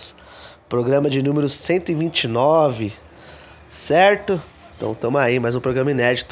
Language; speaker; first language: Portuguese; native; Portuguese